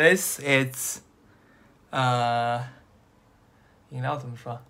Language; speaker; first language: English; non-native, learner; Chinese